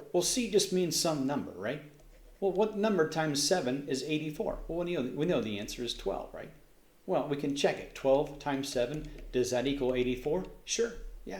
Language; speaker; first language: English; native; English